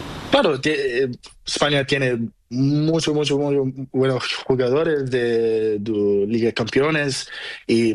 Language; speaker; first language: Spanish; non-native, learner; Portuguese